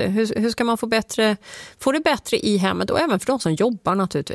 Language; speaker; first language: Swedish; native; Swedish